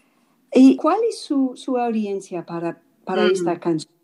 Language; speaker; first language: Spanish; non-native, fluent; English